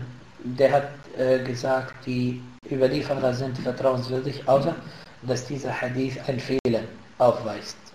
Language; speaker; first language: German; non-native, fluent; Arabic